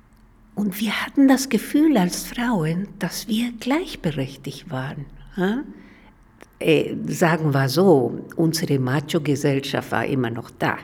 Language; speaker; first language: German; non-native, fluent; Spanish